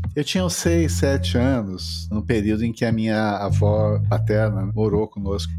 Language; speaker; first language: Portuguese; native; Portuguese